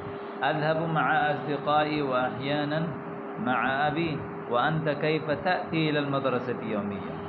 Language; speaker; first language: Arabic; non-native, fluent; Urdu